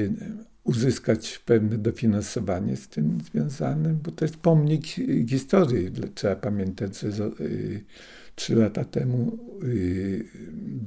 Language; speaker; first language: Polish; non-native, local second language; Russian